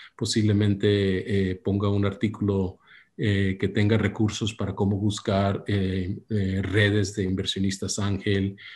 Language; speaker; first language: Spanish; early bilingual, heritage; Spanish